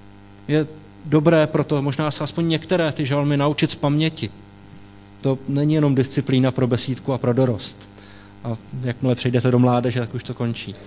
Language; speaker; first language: Czech; native; Czech